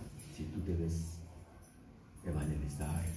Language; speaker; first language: Spanish; non-native, learner; Korean